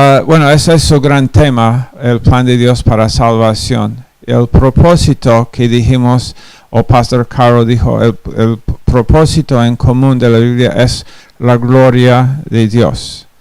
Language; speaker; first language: Spanish; non-native, fluent; English